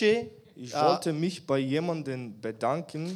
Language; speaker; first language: German; non-native, fluent; Bulgarian